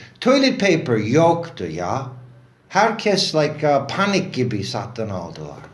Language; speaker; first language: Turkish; non-native, learner; English